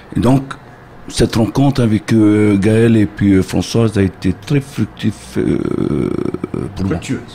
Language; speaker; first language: French; native; French